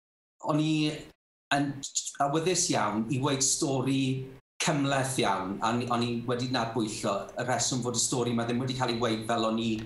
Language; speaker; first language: Welsh; native; Welsh